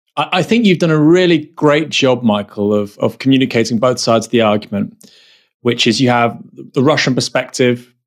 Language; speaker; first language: English; native; English